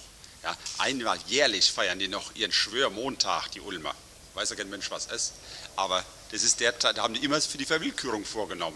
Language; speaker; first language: German; native; German